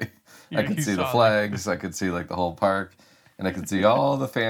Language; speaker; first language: English; native; English